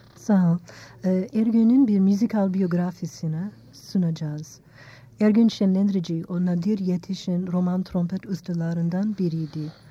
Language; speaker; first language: Turkish; non-native, fluent; English